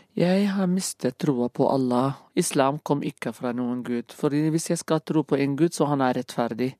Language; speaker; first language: Norwegian; non-native, fluent; Arabic